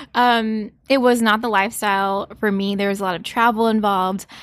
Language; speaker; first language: English; early bilingual, other home language; Korean